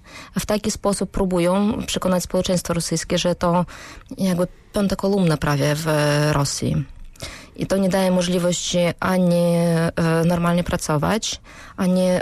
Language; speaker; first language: Polish; non-native, fluent; Russian